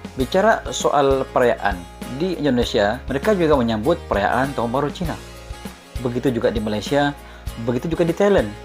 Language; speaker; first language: Malay; native; Malay